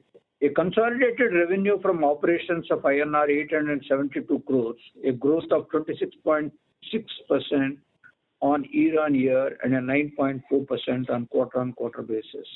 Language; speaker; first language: English; non-native, local second language; Telugu